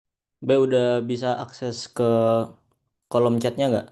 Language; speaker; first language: Indonesian; native; Indonesian